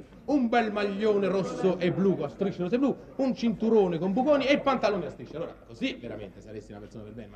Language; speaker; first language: Italian; native; Italian